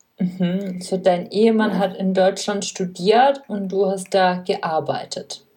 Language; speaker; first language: German; non-native, fluent; Czech